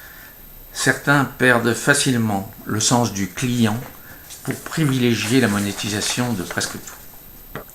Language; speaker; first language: French; native; French